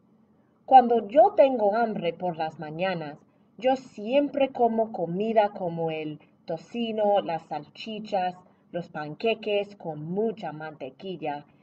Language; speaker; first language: Spanish; non-native, fluent; English